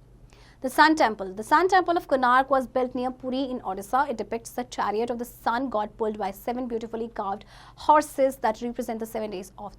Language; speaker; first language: English; non-native, local second language; Hindi